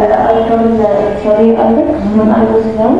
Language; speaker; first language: English; non-native, learner; Arabic